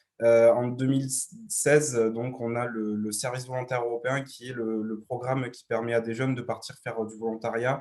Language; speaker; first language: French; native; French